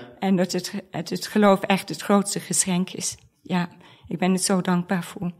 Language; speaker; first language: Dutch; non-native, fluent; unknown